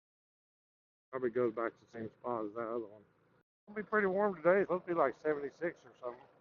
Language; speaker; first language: English; native; English